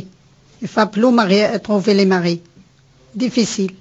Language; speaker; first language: French; non-native, learner; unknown